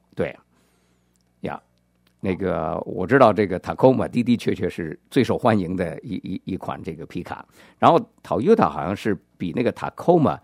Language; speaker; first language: Chinese; native; Chinese